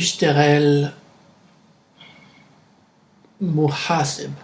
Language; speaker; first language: Arabic; non-native, learner; English